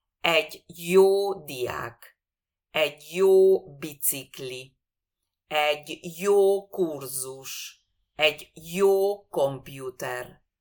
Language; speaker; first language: Hungarian; non-native, fluent; Spanish